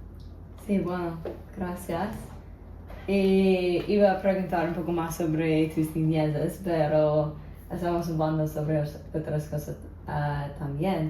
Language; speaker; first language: Spanish; non-native, learner; English